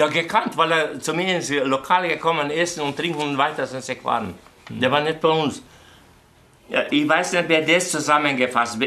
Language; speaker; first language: German; non-native, fluent; Croatian